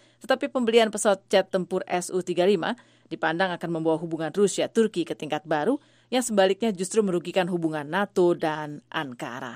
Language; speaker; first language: Indonesian; native; Indonesian